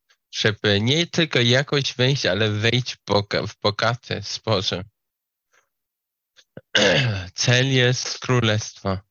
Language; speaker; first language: Polish; non-native, learner; Slovak